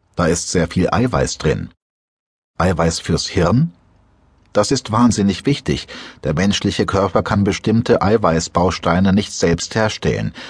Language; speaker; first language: German; native; German